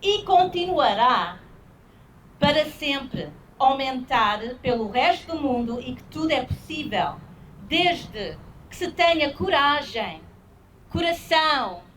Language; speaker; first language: Portuguese; early bilingual, heritage; Portuguese